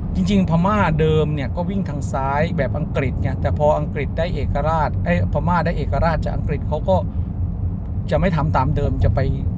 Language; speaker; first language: Thai; native; Thai